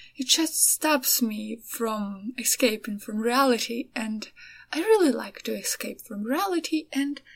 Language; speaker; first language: English; non-native, fluent; Ukrainian